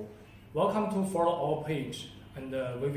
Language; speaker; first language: English; non-native, learner; Chinese